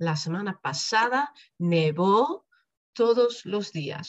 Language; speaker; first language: Spanish; non-native, fluent; Dutch